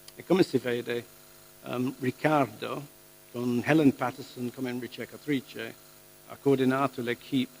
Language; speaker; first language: Italian; non-native, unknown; English